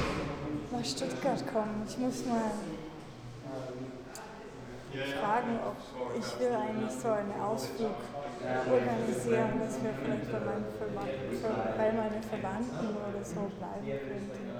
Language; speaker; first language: German; early bilingual, heritage; English